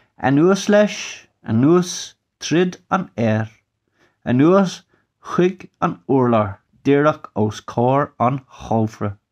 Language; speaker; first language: Irish; non-native, local second language; English